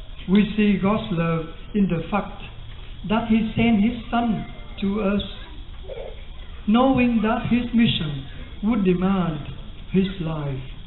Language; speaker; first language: English; non-native, fluent; Vietnamese